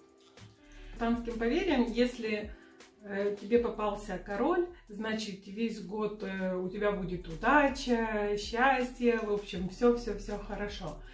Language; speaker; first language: Russian; native; Russian